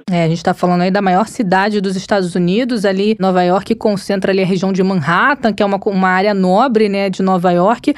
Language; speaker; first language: Portuguese; native; Portuguese